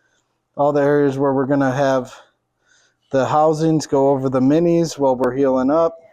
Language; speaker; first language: English; native; English